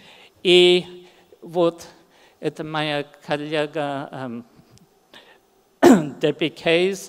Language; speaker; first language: Russian; early bilingual, heritage; English